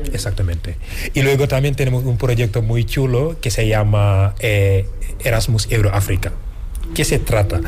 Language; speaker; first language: Spanish; non-native, fluent; Wolof